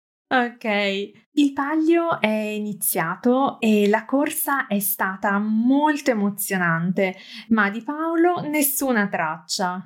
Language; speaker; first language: Italian; native; Italian